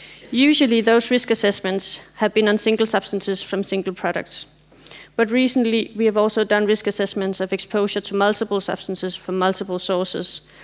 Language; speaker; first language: English; non-native, fluent; Danish